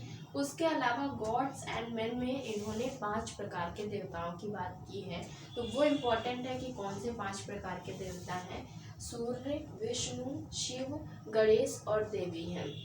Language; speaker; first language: Hindi; native; Hindi